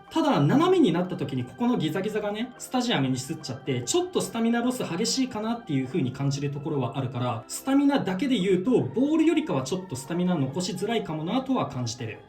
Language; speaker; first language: Japanese; native; Japanese